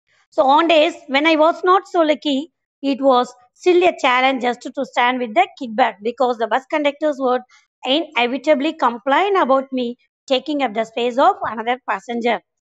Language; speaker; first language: English; non-native, local second language; Tamil